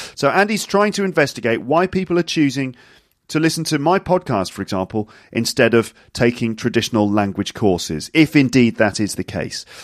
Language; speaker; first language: English; native; English